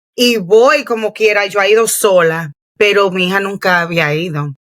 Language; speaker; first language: Spanish; early bilingual, heritage; Spanish